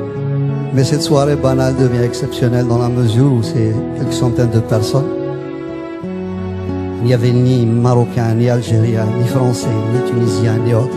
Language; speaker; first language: French; non-native, local second language; Kabyle